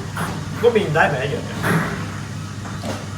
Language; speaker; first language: Cantonese; native; Cantonese